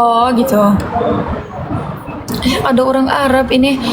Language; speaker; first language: Indonesian; non-native, learner; Turkish